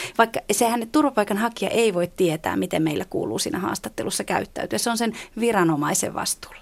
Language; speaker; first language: Finnish; native; Finnish